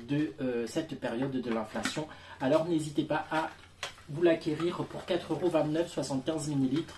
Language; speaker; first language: French; native; French